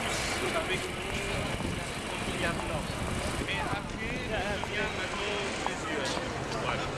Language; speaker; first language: French; non-native, fluent; Arabic